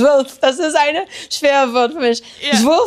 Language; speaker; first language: German; non-native, learner; English